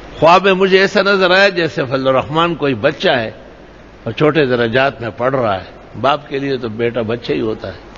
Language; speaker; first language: Urdu; non-native, local second language; Pashto